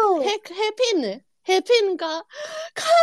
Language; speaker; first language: Japanese; non-native, learner; English